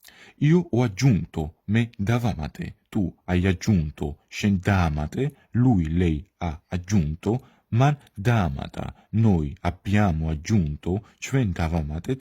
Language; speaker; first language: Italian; non-native, fluent; Georgian